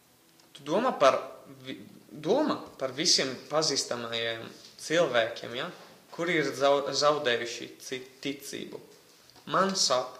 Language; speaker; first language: Latvian; non-native, fluent; Italian